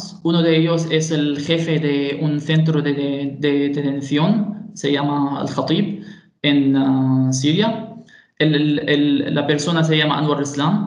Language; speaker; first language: Spanish; non-native, fluent; Arabic